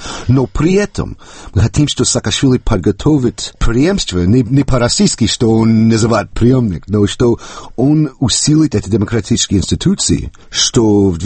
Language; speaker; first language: Russian; non-native, fluent; English